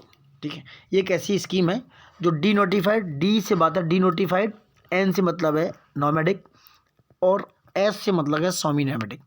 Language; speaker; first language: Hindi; native; Hindi